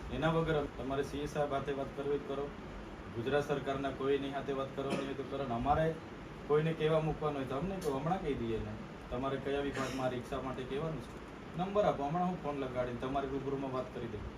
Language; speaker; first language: Gujarati; non-native, local second language; Vasavi